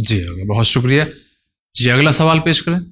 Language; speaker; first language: Urdu; native; Urdu